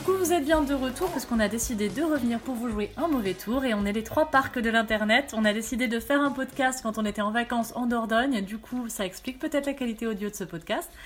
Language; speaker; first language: French; early bilingual, other home language; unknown